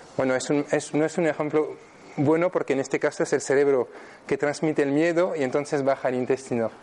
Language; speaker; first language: Spanish; non-native, fluent; French